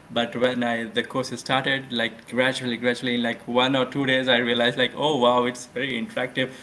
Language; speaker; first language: English; non-native, local second language; Hindi